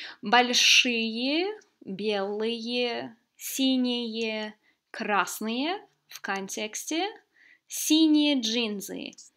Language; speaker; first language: Russian; non-native, fluent; English